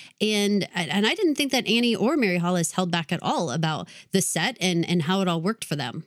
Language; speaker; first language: English; native; English